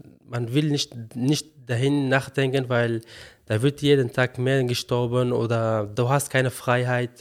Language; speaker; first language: German; non-native, learner; Arabic